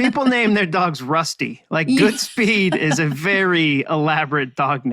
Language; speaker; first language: English; native; English